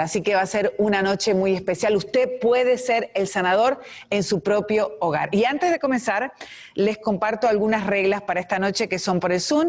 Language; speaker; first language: Spanish; native; Spanish